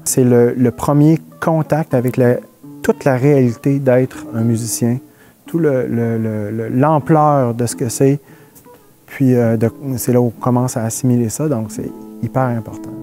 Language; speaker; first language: French; native; French